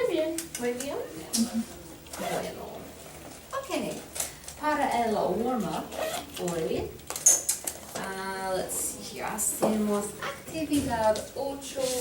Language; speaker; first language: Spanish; non-native, learner; English